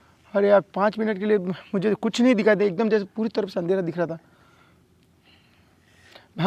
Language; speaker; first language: Hindi; native; Hindi